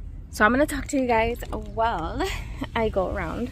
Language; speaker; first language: English; early bilingual, other home language; Spanish